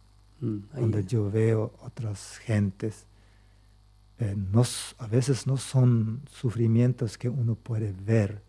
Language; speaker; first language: Spanish; non-native, local second language; Plautdietsch